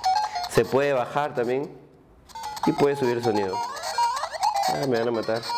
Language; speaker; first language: Spanish; native; Spanish